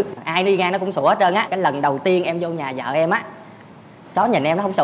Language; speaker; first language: Vietnamese; native; Vietnamese